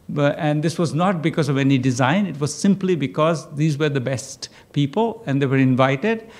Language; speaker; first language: English; non-native, local second language; Bangla